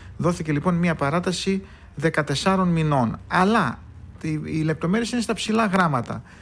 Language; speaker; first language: Greek; native; Greek